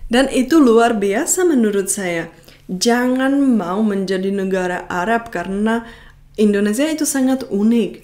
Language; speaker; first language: Indonesian; non-native, fluent; Czech